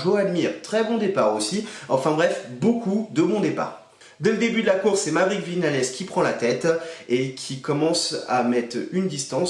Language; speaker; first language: French; native; French